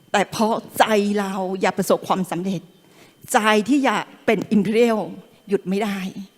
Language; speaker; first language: Thai; non-native, local second language; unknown